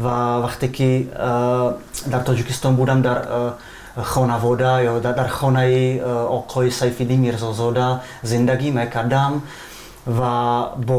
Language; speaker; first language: Persian; non-native, fluent; Czech